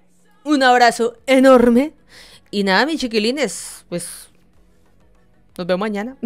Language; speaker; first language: Spanish; native; Spanish